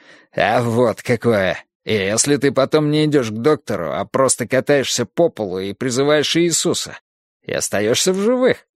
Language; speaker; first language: Russian; native; Russian